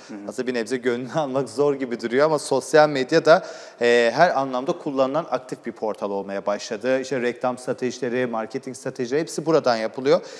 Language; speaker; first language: Turkish; native; Turkish